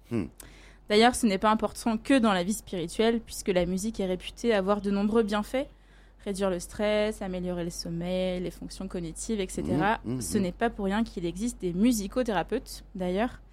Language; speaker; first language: French; native; French